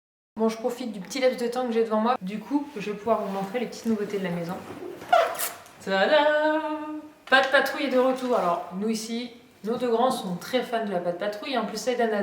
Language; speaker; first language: French; native; French